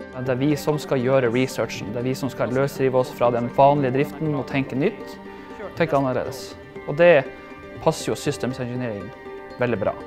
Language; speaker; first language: Norwegian; native; Norwegian